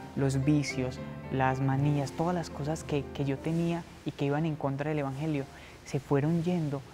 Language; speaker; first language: Spanish; native; Spanish